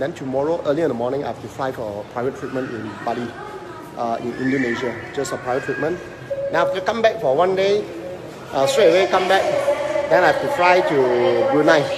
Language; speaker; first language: English; non-native, local second language; Cantonese